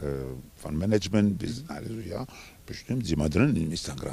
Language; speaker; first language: German; non-native, fluent; Spanish